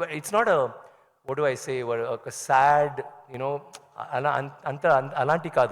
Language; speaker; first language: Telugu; non-native, learner; Tamil